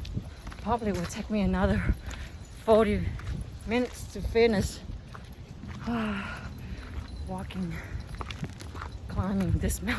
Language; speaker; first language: English; non-native, fluent; Vietnamese